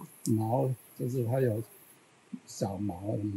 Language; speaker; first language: Chinese; native; Chinese